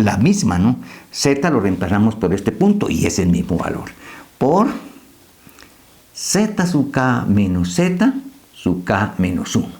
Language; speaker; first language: Spanish; native; Spanish